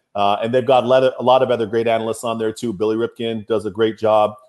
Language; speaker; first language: English; native; English